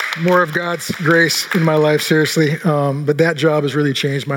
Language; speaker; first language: English; native; English